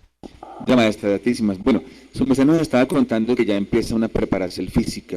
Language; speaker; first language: Spanish; native; Spanish